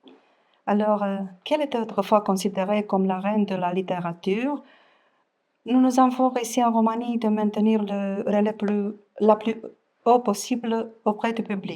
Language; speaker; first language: French; non-native, fluent; Romanian